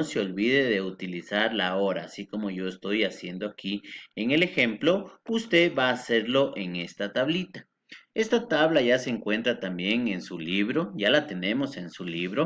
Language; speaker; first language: Spanish; native; Spanish